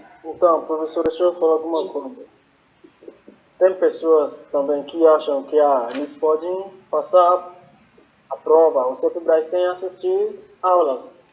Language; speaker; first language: Portuguese; non-native, fluent; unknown